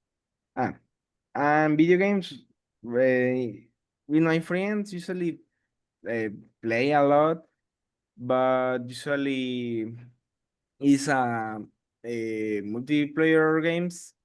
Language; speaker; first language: English; non-native, learner; Spanish